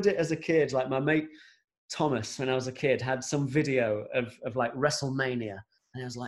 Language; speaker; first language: English; native; English